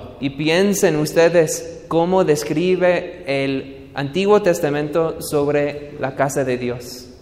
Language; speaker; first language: Spanish; non-native, learner; English